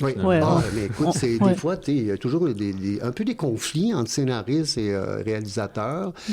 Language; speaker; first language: French; native; French